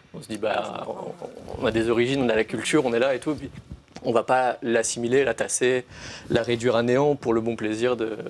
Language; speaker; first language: French; native; French